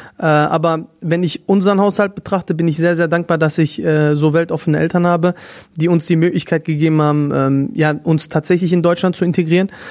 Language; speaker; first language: German; native; German